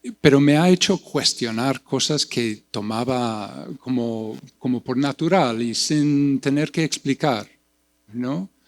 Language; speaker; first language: Spanish; non-native, fluent; English